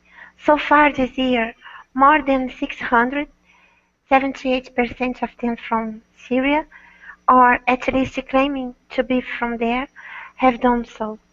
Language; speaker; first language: English; non-native, learner; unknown